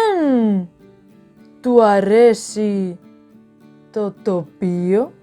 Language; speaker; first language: Greek; non-native, learner; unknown